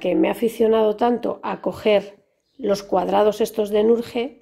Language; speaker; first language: Spanish; native; Spanish